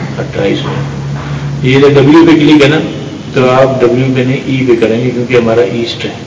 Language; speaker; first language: Urdu; non-native, local second language; Pashto